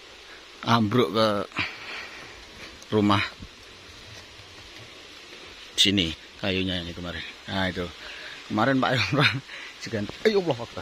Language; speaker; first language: Indonesian; non-native, local second language; Javanese